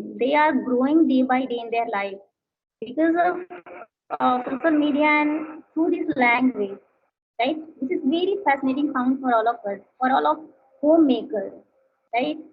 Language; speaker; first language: English; non-native, learner; Hindi